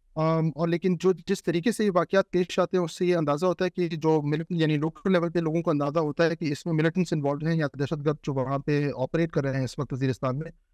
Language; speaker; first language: Urdu; non-native, local second language; Pashto